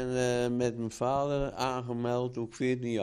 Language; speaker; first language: Dutch; native; Dutch